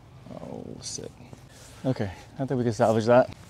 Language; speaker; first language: English; early bilingual, other home language; Korean